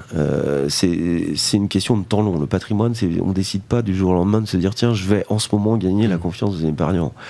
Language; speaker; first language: French; native; French